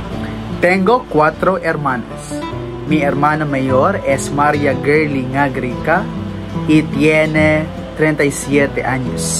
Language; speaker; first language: Spanish; non-native, learner; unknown